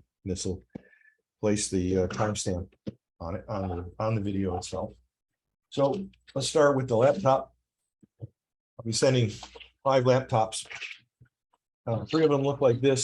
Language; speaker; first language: English; native; English